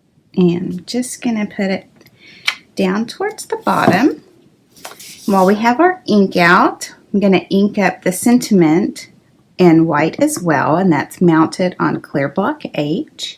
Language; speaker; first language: English; native; English